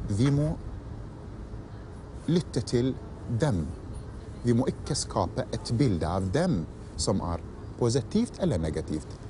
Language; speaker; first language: Norwegian; non-native, fluent; Arabic